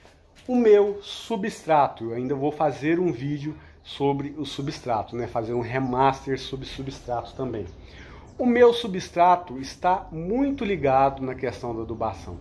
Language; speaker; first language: Portuguese; native; Portuguese